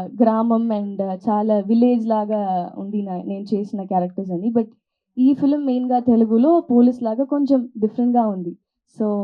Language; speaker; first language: Telugu; non-native, learner; Tamil